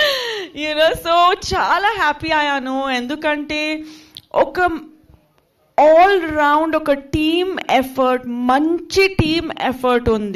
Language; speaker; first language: Telugu; non-native, fluent; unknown